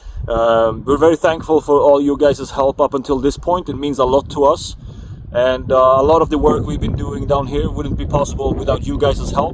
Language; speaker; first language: English; non-native, fluent; Swedish